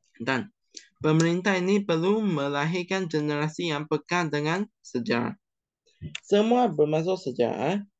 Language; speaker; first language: Malay; non-native, local second language; Chinese